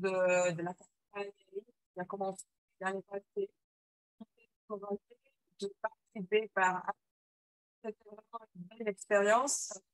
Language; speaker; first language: French; non-native, learner; English